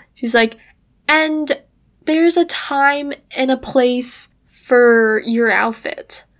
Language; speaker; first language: English; native; English